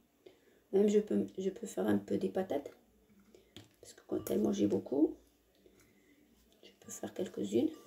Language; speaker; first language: French; non-native, learner; Arabic